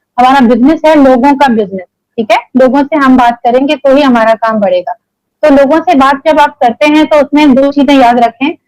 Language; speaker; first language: Urdu; native; Urdu